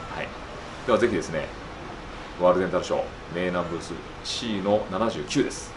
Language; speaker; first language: Japanese; native; Japanese